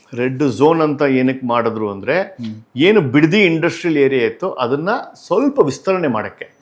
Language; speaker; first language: Kannada; native; Kannada